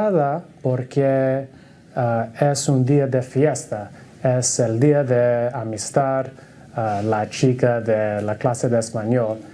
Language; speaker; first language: Spanish; non-native, learner; English